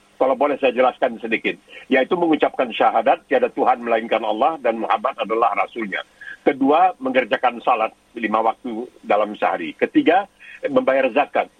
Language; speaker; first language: Indonesian; native; Indonesian